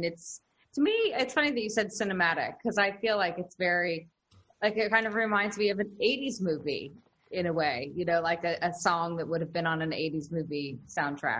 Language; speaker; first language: English; native; English